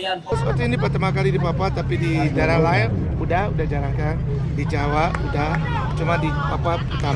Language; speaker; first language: Indonesian; non-native, fluent; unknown